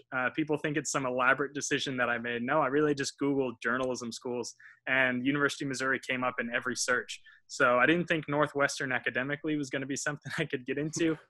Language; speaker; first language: English; native; English